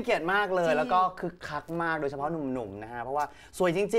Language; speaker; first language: Thai; native; Thai